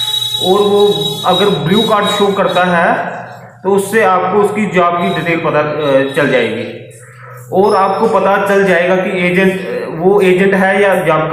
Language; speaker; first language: Hindi; native; Hindi